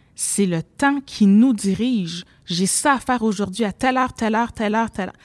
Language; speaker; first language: French; native; French